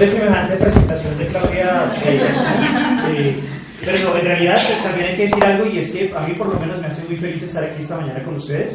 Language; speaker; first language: Spanish; native; Spanish